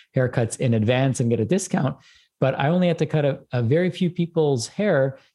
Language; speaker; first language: English; early bilingual, other home language; Hindi